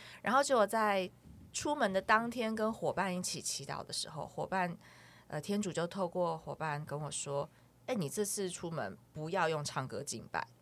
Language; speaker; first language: Chinese; native; Chinese